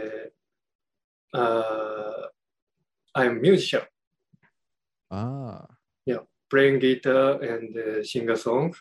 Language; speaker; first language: English; non-native, learner; Japanese